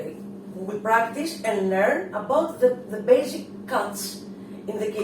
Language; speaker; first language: English; non-native, fluent; Greek